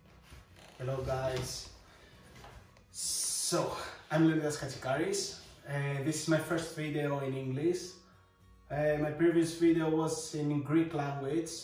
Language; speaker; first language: English; non-native, fluent; Greek